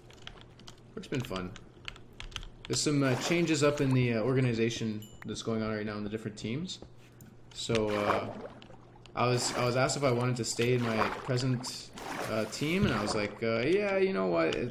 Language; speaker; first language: English; native; English